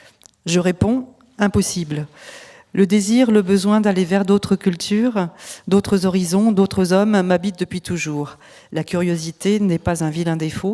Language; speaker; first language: French; native; French